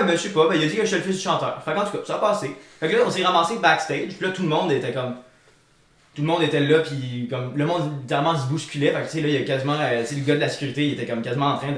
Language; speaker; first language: French; native; French